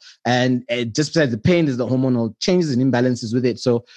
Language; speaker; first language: English; non-native, local second language; Shona